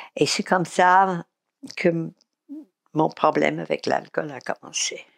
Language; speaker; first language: French; non-native, fluent; English